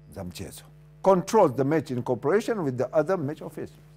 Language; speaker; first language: English; non-native, local second language; Swahili